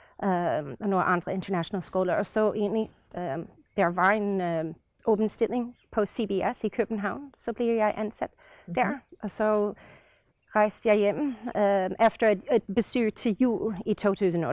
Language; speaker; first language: Danish; non-native, fluent; English